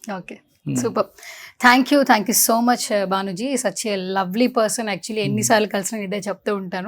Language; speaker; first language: Telugu; native; Telugu